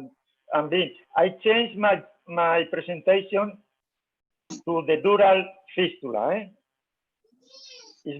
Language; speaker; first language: English; non-native, learner; Spanish